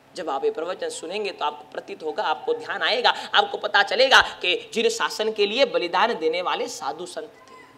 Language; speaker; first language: Hindi; non-native, local second language; Gujarati